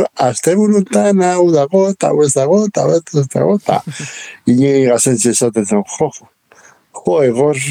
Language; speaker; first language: Basque; native; Basque